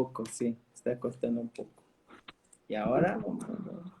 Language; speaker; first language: Spanish; non-native, learner; Portuguese